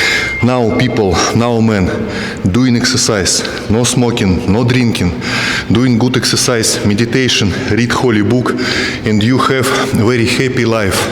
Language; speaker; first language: English; non-native, learner; Russian